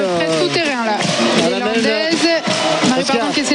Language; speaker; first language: French; native; French